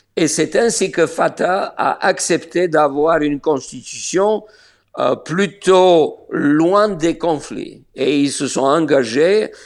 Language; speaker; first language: French; non-native, fluent; Slovenian